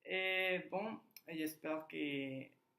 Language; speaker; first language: French; non-native, learner; Spanish